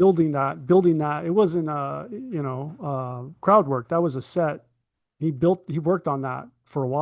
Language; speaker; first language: English; native; English